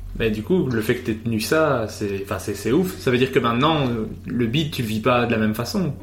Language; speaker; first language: French; native; French